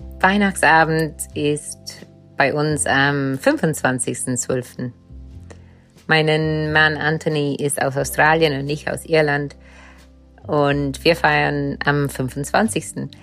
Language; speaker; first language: German; non-native, fluent; English